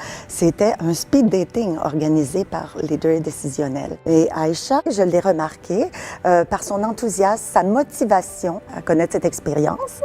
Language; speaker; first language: French; native; French